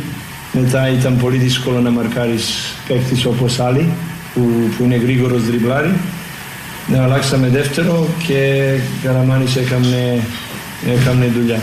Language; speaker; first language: Greek; non-native, learner; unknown